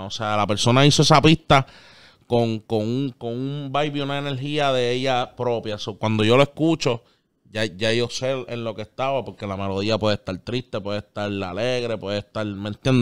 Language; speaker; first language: Spanish; native; Spanish